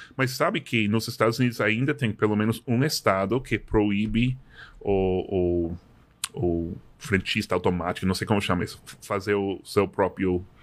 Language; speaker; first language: Portuguese; non-native, fluent; English